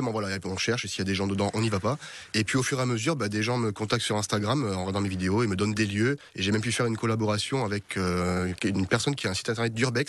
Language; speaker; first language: French; native; French